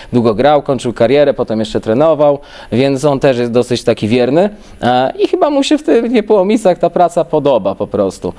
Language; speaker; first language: Polish; native; Polish